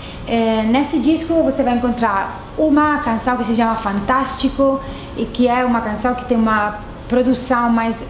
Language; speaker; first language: Portuguese; non-native, fluent; Italian